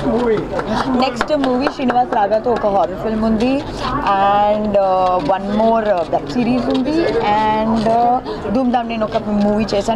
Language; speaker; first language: Telugu; non-native, local second language; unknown